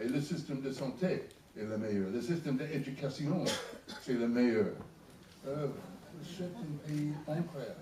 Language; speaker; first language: French; non-native, learner; English